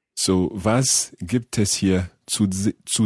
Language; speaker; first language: German; non-native, learner; English